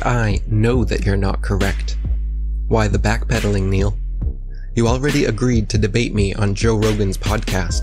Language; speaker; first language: English; native; English